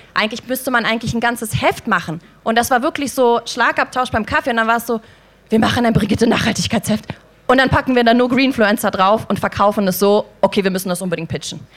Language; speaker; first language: German; native; German